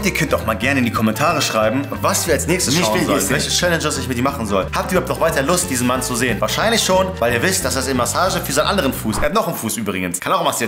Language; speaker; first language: German; native; German